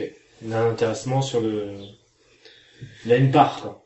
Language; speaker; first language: French; native; French